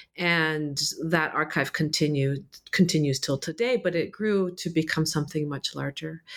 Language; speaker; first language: English; early bilingual, other home language; Arabic